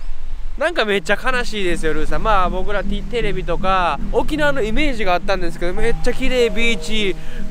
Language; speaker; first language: Japanese; native; Japanese